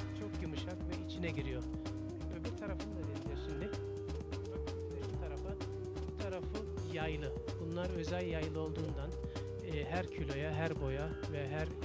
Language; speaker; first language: Turkish; early bilingual, heritage; Turkish